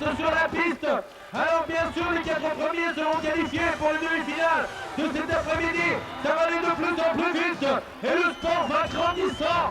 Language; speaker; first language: French; native; French